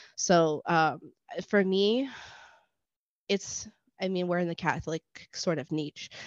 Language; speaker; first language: English; non-native, fluent; Spanish